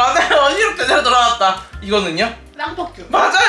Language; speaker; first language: Korean; native; Korean